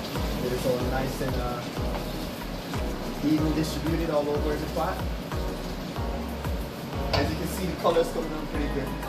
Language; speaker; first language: English; native; English